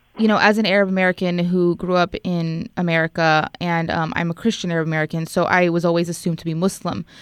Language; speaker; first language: English; native; English